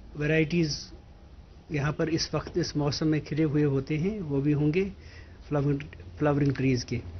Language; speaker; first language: Hindi; non-native, local second language; Kashmiri